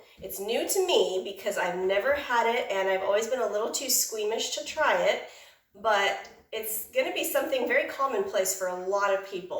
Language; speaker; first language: English; native; English